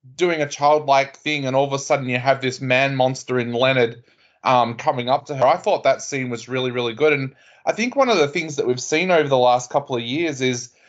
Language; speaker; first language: English; native; English